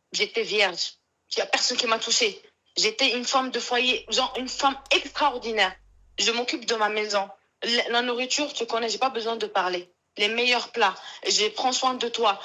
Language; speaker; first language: French; non-native, local second language; Arabic